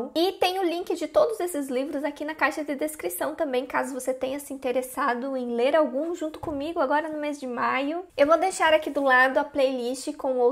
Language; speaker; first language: Portuguese; native; Portuguese